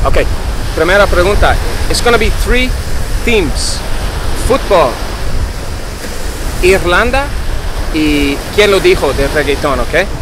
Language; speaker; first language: Spanish; non-native, fluent; English